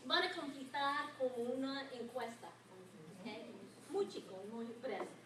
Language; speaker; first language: Spanish; non-native, learner; English